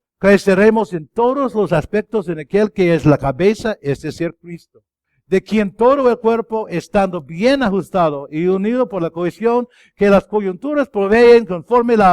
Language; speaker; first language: Spanish; non-native, fluent; English